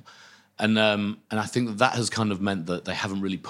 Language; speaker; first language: English; native; English